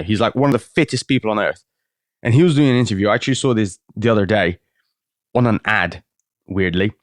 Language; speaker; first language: English; native; English